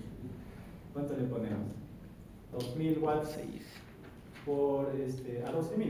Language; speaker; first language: Spanish; native; Spanish